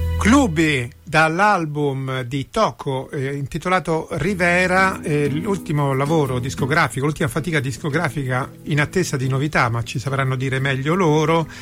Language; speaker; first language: Italian; native; Italian